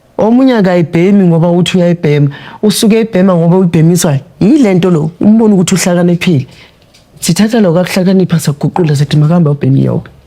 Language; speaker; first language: Zulu; non-native, local second language; Tsonga